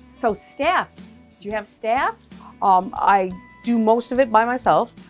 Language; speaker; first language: English; native; English